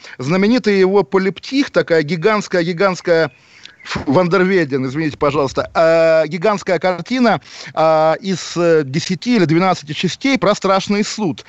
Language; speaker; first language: Russian; native; Russian